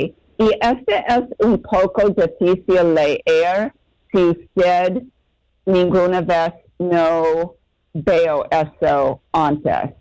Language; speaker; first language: Spanish; non-native, learner; English